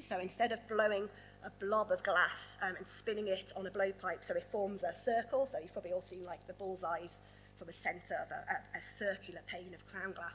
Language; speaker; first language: English; native; English